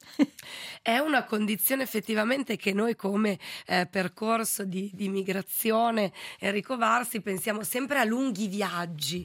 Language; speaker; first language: Italian; native; Italian